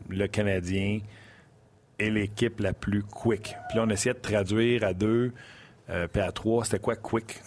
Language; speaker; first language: French; native; French